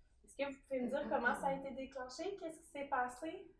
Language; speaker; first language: French; native; French